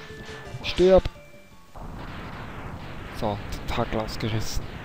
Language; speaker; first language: German; native; German